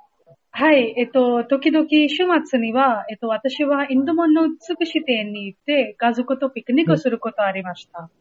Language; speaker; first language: Japanese; non-native, learner; Hindi